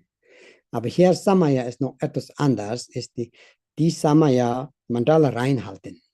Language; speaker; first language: German; non-native, learner; Tibetan